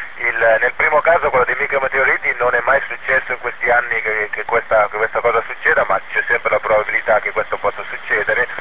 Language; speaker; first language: Italian; native; Italian